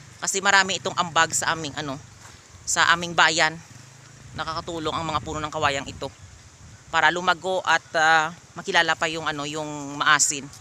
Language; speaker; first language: Filipino; non-native, local second language; Hiligaynon